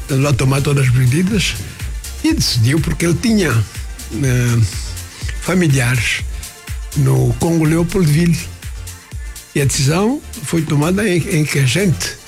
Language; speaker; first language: Portuguese; non-native, local second language; Kongo